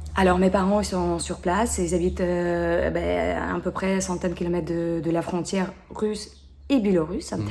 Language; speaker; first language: French; non-native, fluent; Ukrainian